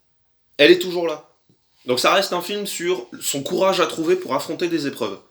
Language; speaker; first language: French; native; French